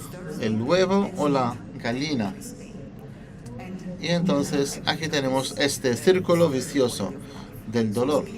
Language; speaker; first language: Spanish; non-native, fluent; Italian